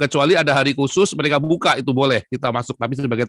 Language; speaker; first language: Indonesian; native; Indonesian